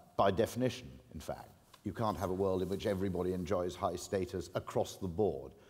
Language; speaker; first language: English; native; English